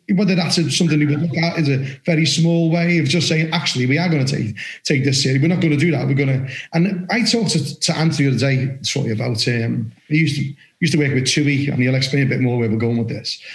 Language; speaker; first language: English; native; English